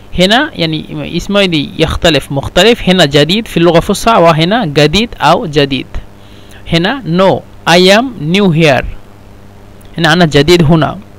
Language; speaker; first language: Egyptian Arabic; non-native, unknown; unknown